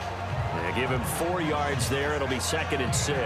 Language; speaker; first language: English; native; English